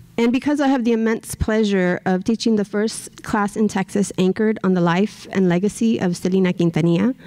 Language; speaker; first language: English; native; English